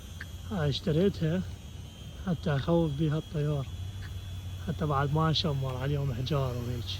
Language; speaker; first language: Arabic; native; Arabic